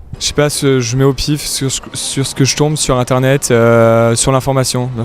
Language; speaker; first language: French; native; French